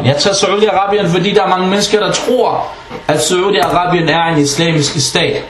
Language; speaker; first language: Danish; early bilingual, other home language; Arabic